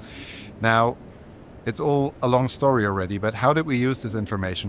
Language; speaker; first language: English; non-native, fluent; German